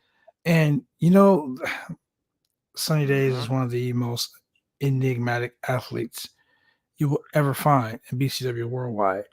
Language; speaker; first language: English; native; English